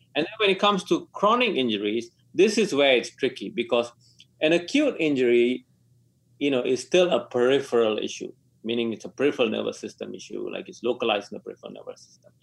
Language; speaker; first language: English; non-native, local second language; Tamil